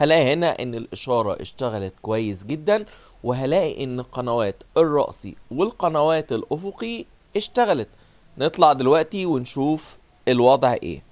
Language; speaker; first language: Arabic; native; Arabic